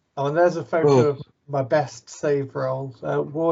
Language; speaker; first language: English; native; English